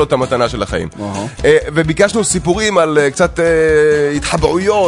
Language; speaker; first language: Hebrew; native; Hebrew